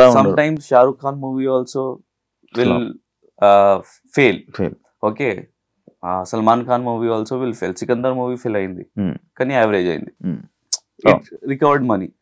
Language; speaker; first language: Telugu; non-native, learner; Hindi